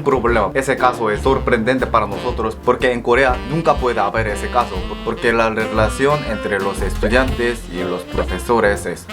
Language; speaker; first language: Spanish; non-native, fluent; Korean